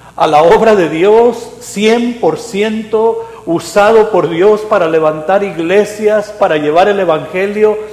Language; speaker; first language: Spanish; native; Spanish